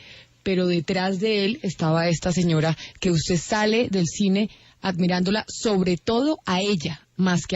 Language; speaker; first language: Spanish; native; Spanish